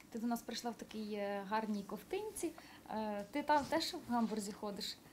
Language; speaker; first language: Ukrainian; native; Ukrainian